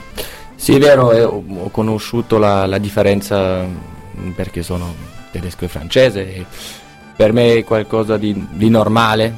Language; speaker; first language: Italian; non-native, learner; German